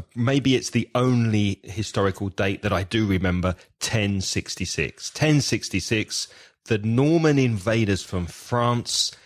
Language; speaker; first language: English; native; English